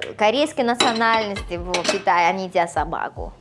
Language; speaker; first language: Russian; non-native, fluent; Chinese